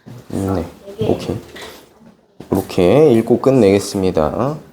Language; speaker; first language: Korean; native; Korean